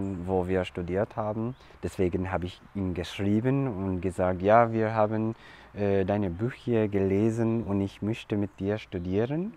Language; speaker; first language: German; non-native, fluent; English